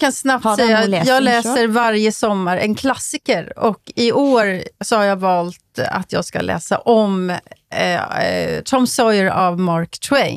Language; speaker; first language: Swedish; native; Swedish